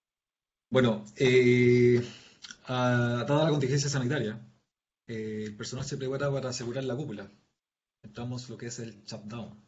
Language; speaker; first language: Spanish; native; Spanish